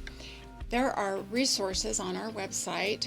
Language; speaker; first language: English; native; English